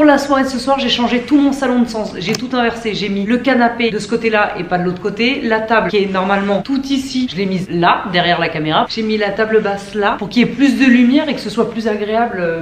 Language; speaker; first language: French; native; French